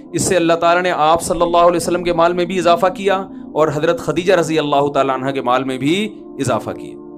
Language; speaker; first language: Urdu; native; Urdu